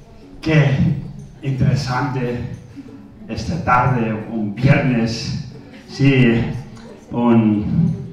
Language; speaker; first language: Spanish; non-native, fluent; Tibetan